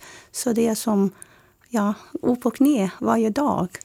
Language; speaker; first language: Swedish; non-native, fluent; Chinese